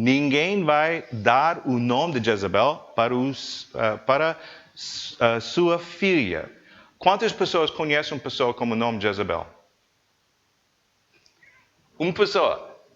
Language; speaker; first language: Portuguese; non-native, learner; English